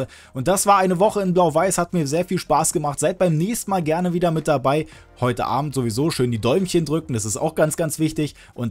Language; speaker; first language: German; native; German